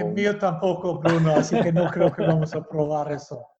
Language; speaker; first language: Spanish; early bilingual, heritage; Basque